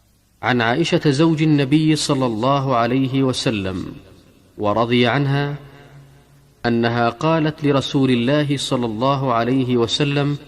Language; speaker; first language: Arabic; native; Arabic